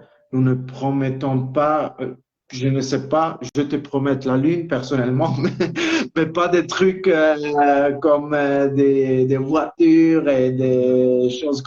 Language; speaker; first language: French; non-native, local second language; Italian